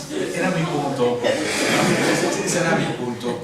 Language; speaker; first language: Spanish; native; Spanish